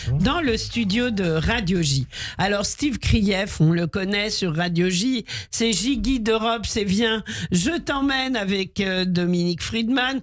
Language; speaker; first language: French; native; French